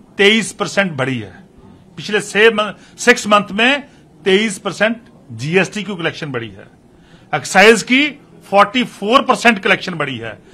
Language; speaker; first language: Hindi; non-native, local second language; Punjabi